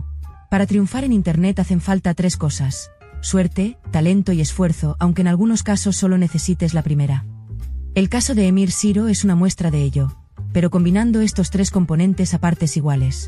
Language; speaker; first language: Spanish; native; Spanish